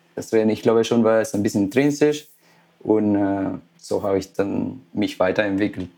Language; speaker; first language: German; non-native, fluent; Spanish